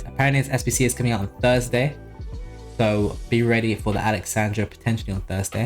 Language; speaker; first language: English; native; English